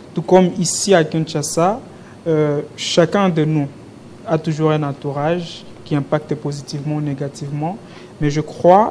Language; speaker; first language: French; non-native, local second language; Lingala